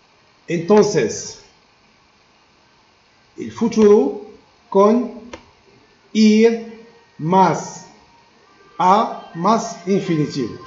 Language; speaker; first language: Spanish; non-native, learner; Arabic